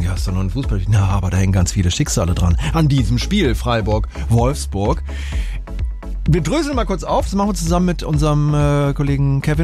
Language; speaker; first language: German; native; German